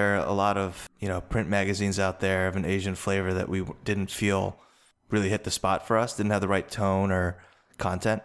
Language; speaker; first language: English; native; English